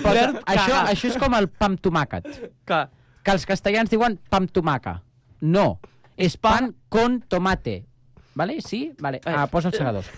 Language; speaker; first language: Catalan; native; Catalan